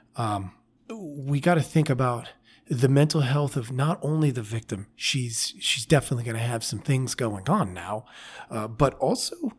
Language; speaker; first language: English; native; English